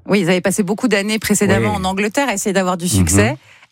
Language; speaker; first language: French; native; French